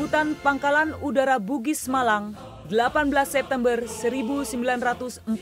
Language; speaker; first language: Indonesian; native; Indonesian